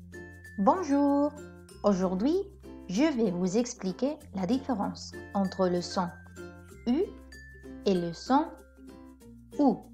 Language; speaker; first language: French; non-native, fluent; Spanish